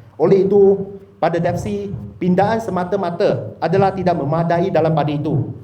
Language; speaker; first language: Malay; non-native, local second language; Chinese